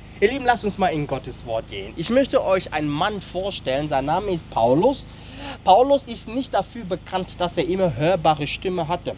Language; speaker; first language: German; non-native, fluent; French